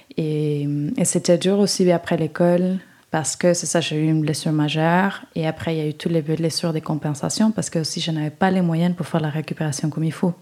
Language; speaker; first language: French; non-native, fluent; Spanish